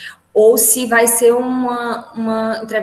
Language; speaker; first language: Portuguese; native; Portuguese